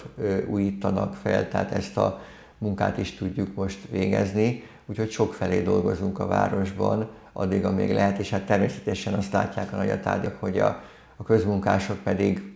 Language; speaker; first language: Hungarian; native; Hungarian